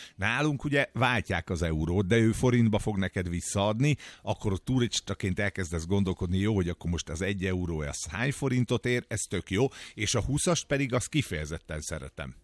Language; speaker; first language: Hungarian; native; Hungarian